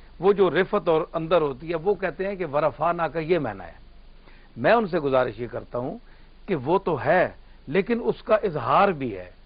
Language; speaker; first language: Urdu; non-native, local second language; Punjabi